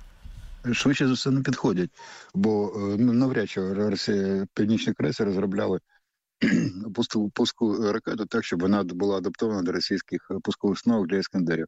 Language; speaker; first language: Ukrainian; native; Ukrainian